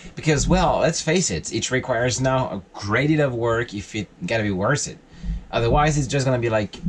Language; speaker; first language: English; non-native, fluent; French